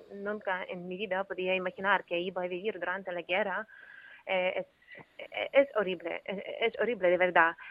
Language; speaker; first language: Spanish; non-native, fluent; Ukrainian